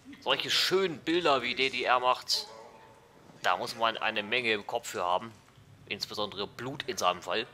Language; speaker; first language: German; native; German